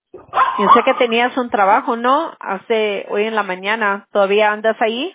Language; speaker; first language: Spanish; early bilingual, heritage; English